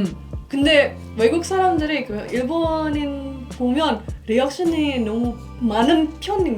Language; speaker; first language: Korean; non-native, learner; Indonesian